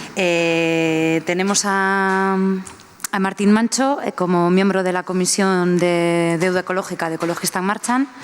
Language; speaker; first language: Spanish; native; Spanish